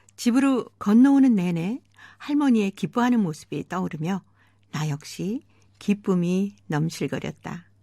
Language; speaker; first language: Korean; native; Korean